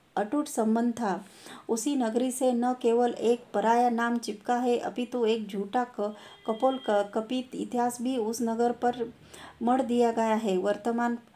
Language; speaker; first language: Hindi; non-native, local second language; Marathi